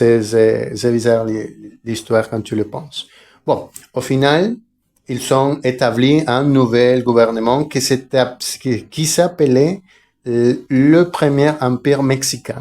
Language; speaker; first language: French; non-native, fluent; Spanish